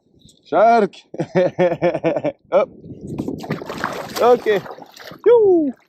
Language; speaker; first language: English; non-native, learner; French